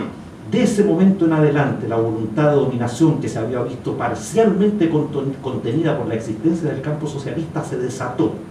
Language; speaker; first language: Spanish; native; Spanish